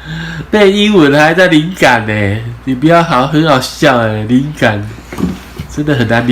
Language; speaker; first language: Chinese; native; Chinese